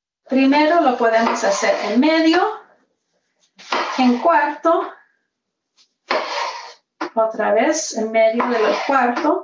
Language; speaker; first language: Spanish; early bilingual, heritage; Spanish